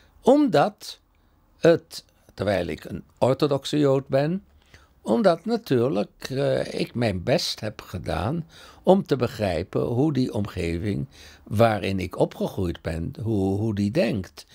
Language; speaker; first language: Dutch; early bilingual, other home language; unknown